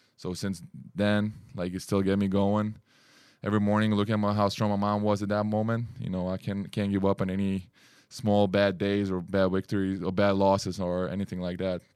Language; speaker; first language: English; non-native, fluent; Lithuanian